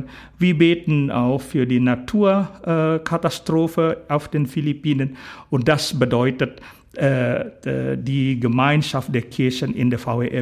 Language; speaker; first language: German; non-native, fluent; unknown